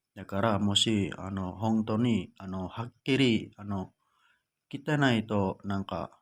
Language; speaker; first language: Japanese; non-native, learner; Indonesian